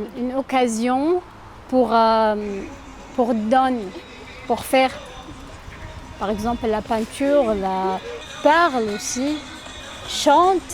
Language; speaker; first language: French; non-native, learner; Arabic